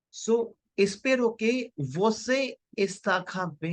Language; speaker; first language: Portuguese; non-native, learner; Hindi